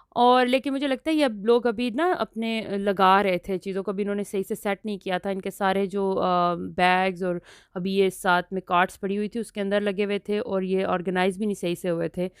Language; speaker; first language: Urdu; non-native, local second language; Punjabi